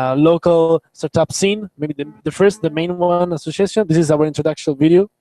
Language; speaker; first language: English; non-native, learner; Italian